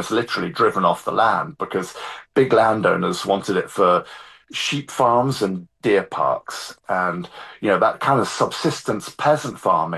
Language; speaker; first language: English; native; English